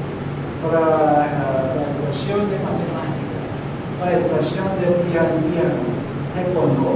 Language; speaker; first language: Spanish; non-native, learner; Korean